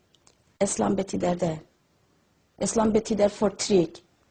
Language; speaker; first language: Swedish; non-native, learner; Persian